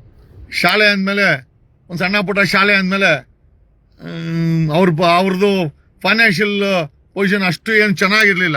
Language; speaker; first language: Kannada; native; Kannada